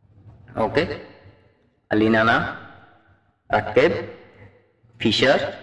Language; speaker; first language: Arabic; non-native, learner; Bangla